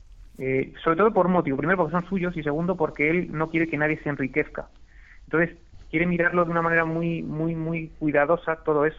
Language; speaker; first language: Spanish; native; Spanish